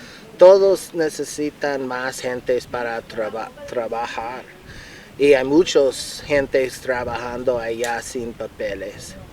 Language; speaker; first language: Spanish; non-native, learner; English